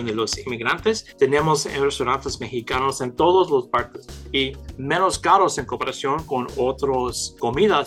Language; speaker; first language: Spanish; early bilingual, heritage; Spanish